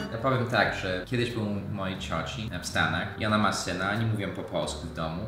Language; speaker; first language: Polish; early bilingual, heritage; Polish